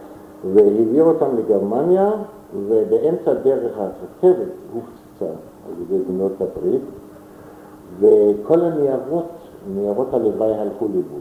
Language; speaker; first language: Hebrew; non-native, fluent; German